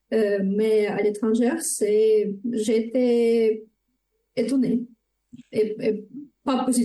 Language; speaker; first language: French; non-native, fluent; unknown